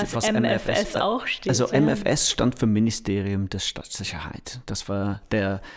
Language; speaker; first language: German; non-native, fluent; English